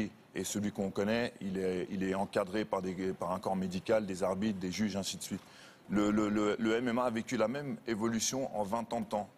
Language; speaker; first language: French; native; French